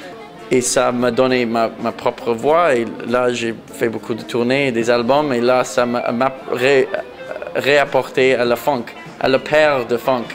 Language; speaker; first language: French; non-native, local second language; English